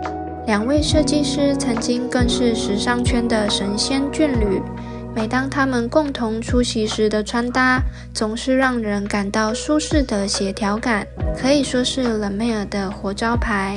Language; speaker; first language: Chinese; native; Chinese